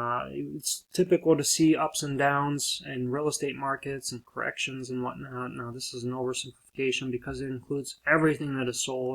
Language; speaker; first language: English; native; English